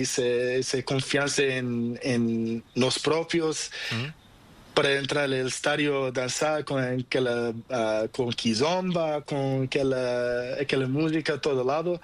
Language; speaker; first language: Spanish; non-native, learner; Portuguese